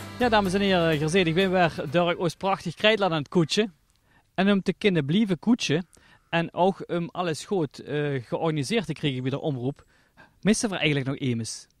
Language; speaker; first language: Dutch; native; Dutch